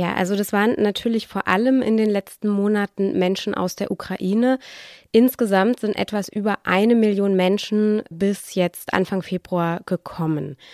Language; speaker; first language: German; native; German